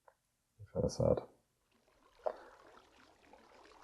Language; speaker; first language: English; native; English